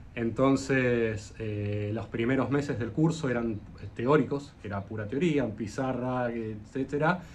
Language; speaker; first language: Spanish; native; Spanish